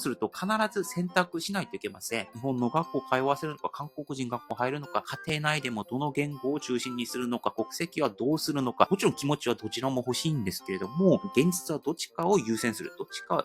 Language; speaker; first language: Japanese; non-native, fluent; Korean